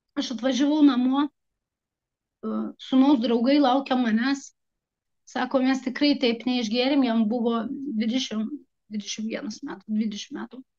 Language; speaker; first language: Lithuanian; non-native, local second language; Russian